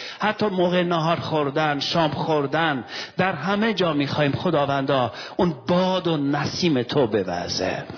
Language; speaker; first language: Persian; non-native, local second language; Armenian